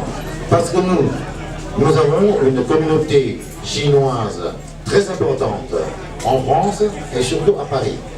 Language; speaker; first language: French; non-native, fluent; Chinese